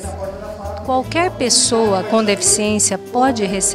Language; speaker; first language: Portuguese; native; Portuguese